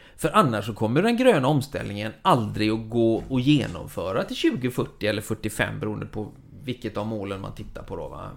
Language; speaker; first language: Swedish; native; Swedish